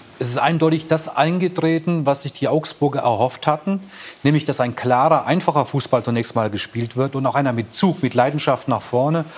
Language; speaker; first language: German; native; German